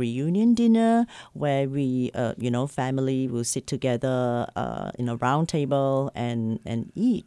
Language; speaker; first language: English; non-native, local second language; Chinese